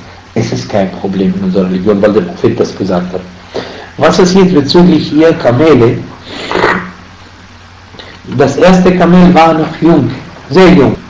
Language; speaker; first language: German; non-native, fluent; Arabic